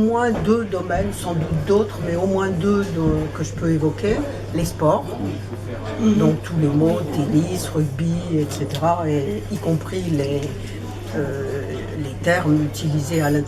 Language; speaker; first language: French; native; French